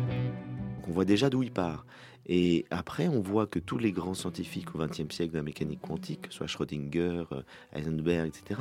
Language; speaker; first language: French; native; French